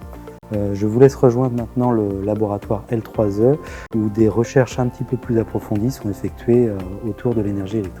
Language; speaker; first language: French; native; French